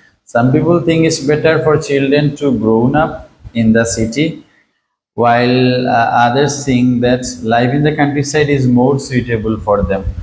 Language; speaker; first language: English; non-native, local second language; Bangla